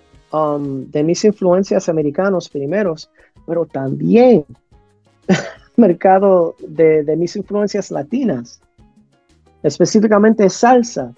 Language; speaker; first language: Spanish; early bilingual, heritage; Spanish